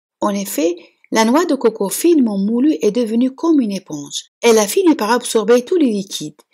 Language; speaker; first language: French; non-native, local second language; Arabic